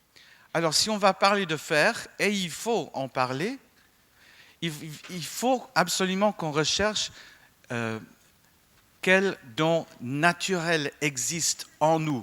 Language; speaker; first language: French; non-native, fluent; English